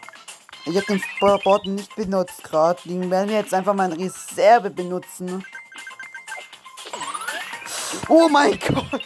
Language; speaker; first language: German; native; German